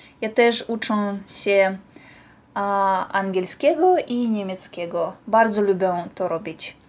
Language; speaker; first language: Polish; non-native, learner; Russian